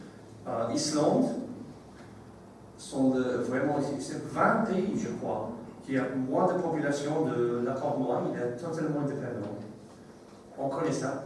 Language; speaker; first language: French; non-native, learner; English